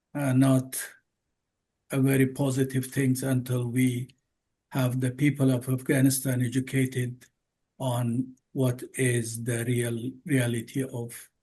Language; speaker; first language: English; non-native, fluent; Persian